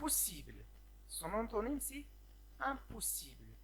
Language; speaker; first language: French; non-native, local second language; Arabic